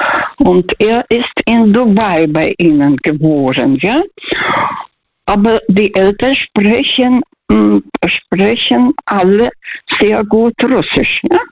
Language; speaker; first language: German; non-native, fluent; Russian